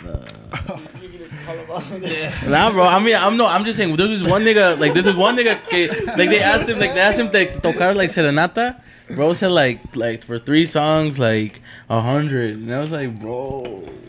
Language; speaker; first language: English; early bilingual, other home language; Spanish